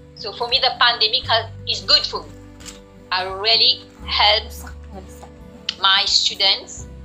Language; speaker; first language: English; non-native, fluent; French